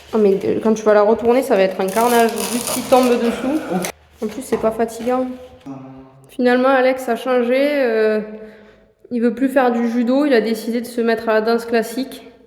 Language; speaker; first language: French; native; French